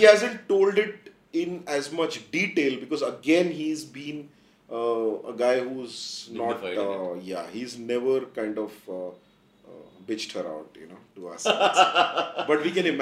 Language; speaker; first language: English; non-native, local second language; Kannada